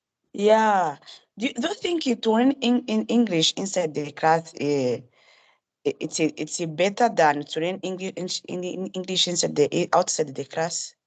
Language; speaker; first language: English; non-native, learner; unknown